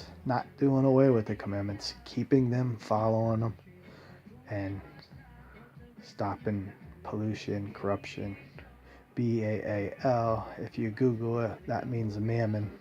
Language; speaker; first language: English; native; English